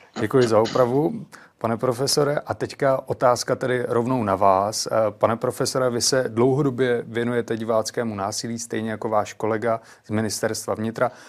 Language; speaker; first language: Czech; native; Czech